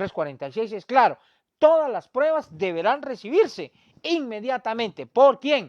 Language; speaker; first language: Spanish; native; Spanish